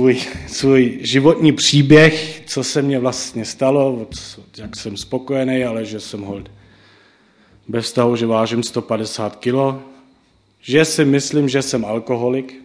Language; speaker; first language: Czech; non-native, fluent; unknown